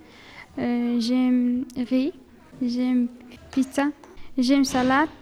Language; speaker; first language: French; non-native, learner; Pashto